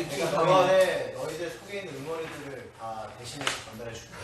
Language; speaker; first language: Korean; native; Korean